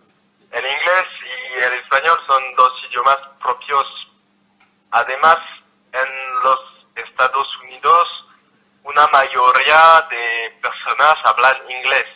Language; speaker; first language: Spanish; non-native, learner; French